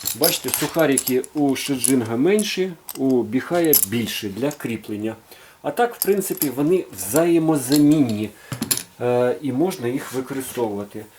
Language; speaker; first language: Ukrainian; non-native, local second language; Russian